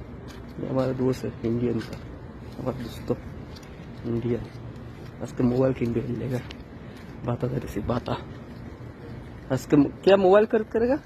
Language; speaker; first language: Hindi; non-native, learner; Bangla